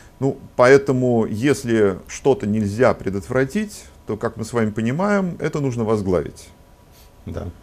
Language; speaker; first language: Russian; native; Russian